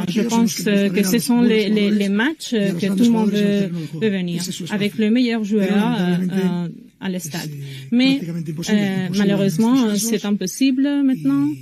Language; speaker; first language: French; non-native, fluent; Spanish